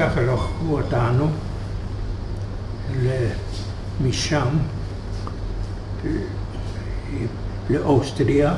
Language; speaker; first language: Hebrew; non-native, fluent; Hungarian